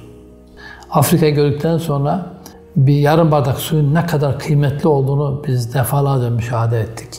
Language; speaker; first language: Turkish; native; Turkish